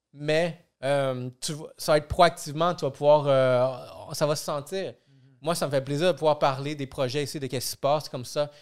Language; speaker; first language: French; early bilingual, other home language; Spanish